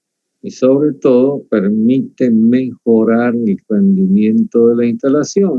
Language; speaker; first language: Spanish; native; Spanish